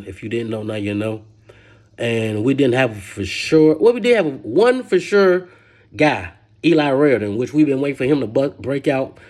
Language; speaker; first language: English; native; English